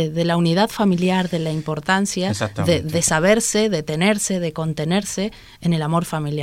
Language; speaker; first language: Spanish; native; Spanish